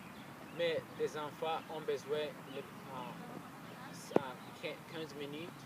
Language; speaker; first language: French; non-native, learner; English